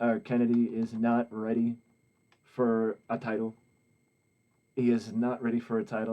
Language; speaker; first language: English; native; English